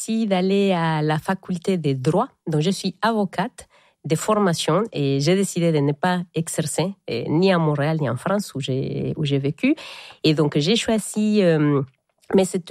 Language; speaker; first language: French; non-native, fluent; Spanish